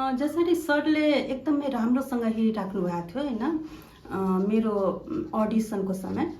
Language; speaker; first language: Nepali; non-native, local second language; Maithili